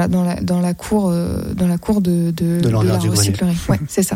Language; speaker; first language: French; native; French